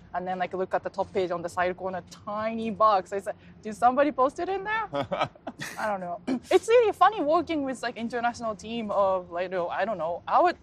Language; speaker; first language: English; non-native, fluent; Japanese